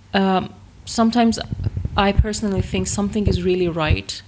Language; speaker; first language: English; non-native, fluent; Persian